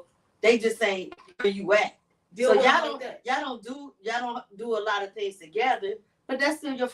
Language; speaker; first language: English; native; English